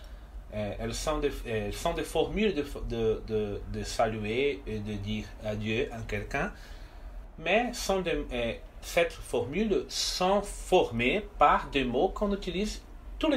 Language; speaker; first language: French; non-native, fluent; Portuguese